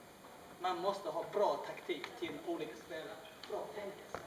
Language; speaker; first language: Swedish; non-native, learner; Chinese